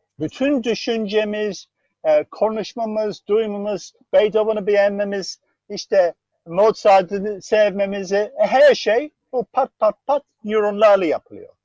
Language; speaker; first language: Turkish; non-native, fluent; English